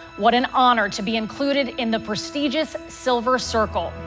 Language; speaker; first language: English; native; English